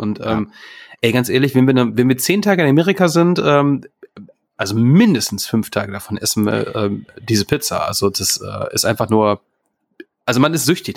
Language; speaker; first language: German; native; German